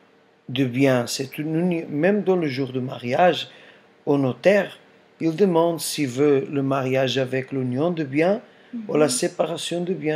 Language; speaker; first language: French; non-native, fluent; Portuguese